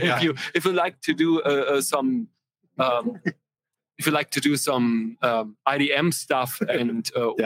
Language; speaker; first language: English; non-native, fluent; German